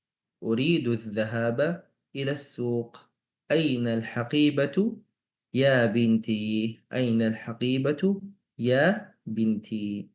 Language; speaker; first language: Arabic; non-native, fluent; Indonesian